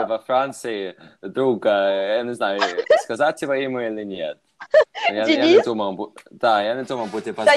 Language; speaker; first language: Russian; non-native, fluent; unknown